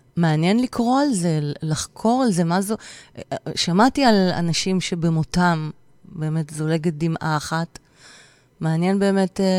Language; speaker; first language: Hebrew; native; Hebrew